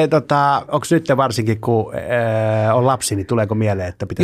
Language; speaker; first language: Finnish; native; Finnish